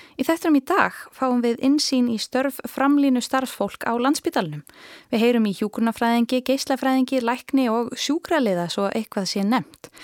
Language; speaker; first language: Icelandic; native; Icelandic